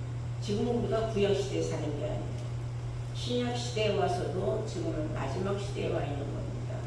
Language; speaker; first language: Korean; native; Korean